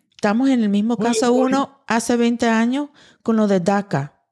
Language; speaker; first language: Spanish; early bilingual, heritage; Spanish